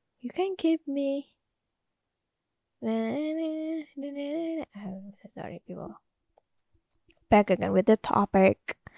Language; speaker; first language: English; non-native, learner; Indonesian